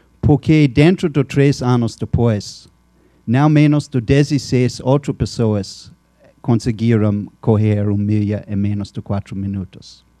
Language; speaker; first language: Portuguese; non-native, fluent; English